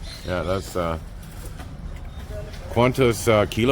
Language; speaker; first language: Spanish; non-native, learner; English